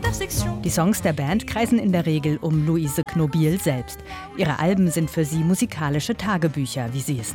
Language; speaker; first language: German; native; German